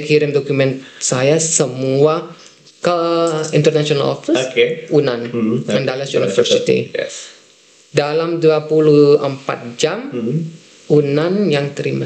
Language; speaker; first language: Indonesian; non-native, fluent; Dutch